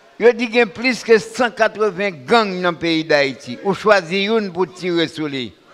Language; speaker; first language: French; non-native, local second language; Haitian Creole